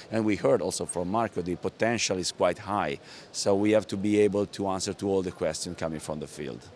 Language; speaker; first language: English; non-native, fluent; Italian